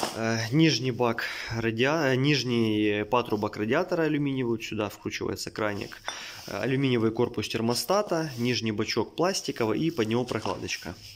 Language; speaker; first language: Russian; native; Russian